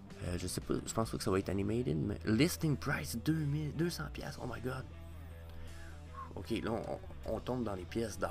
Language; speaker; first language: French; native; French